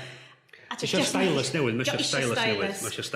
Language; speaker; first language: Welsh; native; Welsh